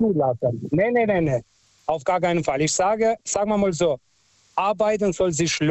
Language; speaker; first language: German; non-native, fluent; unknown